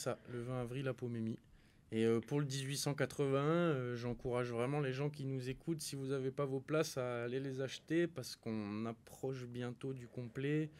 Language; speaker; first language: French; native; French